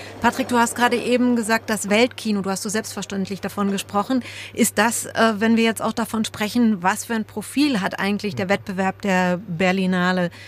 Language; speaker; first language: German; native; German